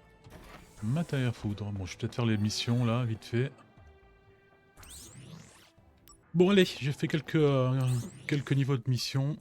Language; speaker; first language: French; native; French